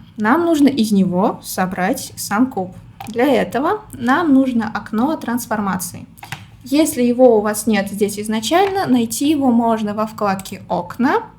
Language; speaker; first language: Russian; native; Russian